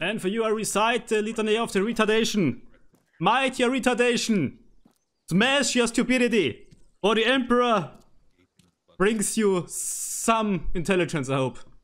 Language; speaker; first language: English; non-native, fluent; German